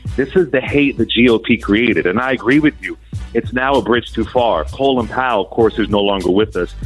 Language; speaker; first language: English; native; English